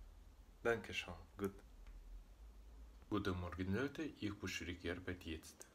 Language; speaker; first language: German; non-native, learner; Russian